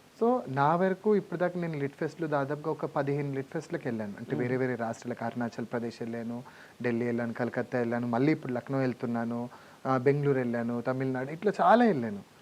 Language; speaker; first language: Telugu; non-native, local second language; Lambadi